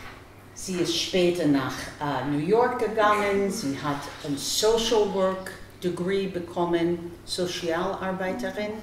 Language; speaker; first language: German; non-native, fluent; English